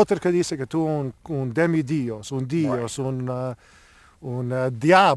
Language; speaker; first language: Spanish; non-native, learner; English